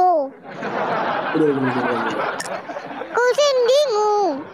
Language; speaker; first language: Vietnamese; non-native, learner; Indonesian